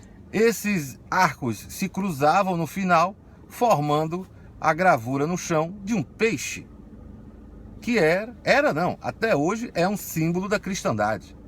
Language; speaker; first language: Portuguese; native; Portuguese